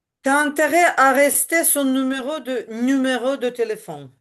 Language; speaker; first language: French; non-native, learner; Ukrainian